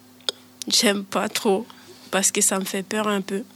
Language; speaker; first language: French; non-native, learner; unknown